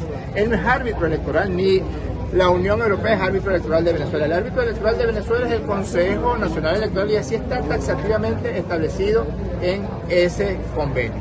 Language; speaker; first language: Spanish; native; Spanish